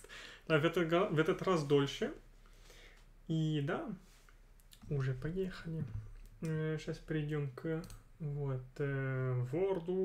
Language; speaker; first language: Russian; non-native, fluent; French